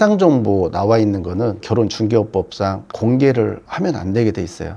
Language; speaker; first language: Korean; native; Korean